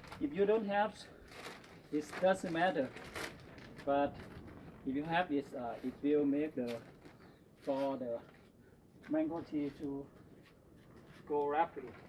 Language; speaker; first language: English; non-native, learner; Thai